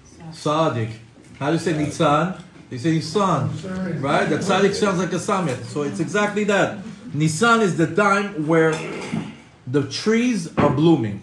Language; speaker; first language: English; non-native, fluent; Hebrew